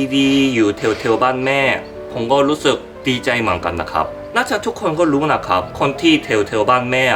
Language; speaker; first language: Thai; non-native, fluent; Korean